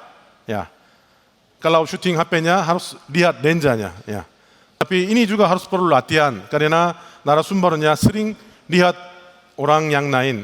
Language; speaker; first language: Indonesian; non-native, learner; Korean